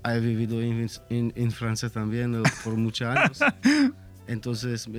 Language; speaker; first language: Spanish; non-native, learner; Italian